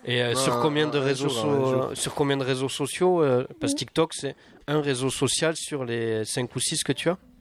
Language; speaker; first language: French; native; French